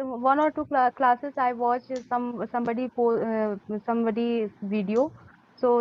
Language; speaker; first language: English; non-native, learner; Hindi